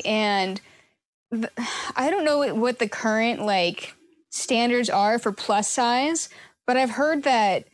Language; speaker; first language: English; native; English